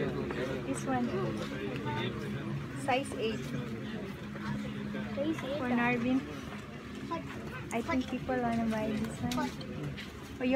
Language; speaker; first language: English; non-native, local second language; Filipino